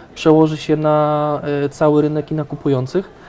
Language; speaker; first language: Polish; native; Polish